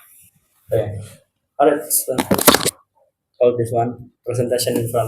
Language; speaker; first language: English; non-native, learner; Indonesian